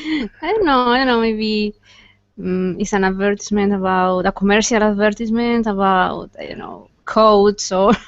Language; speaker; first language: English; non-native, fluent; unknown